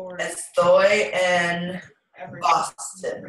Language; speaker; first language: Spanish; non-native, learner; English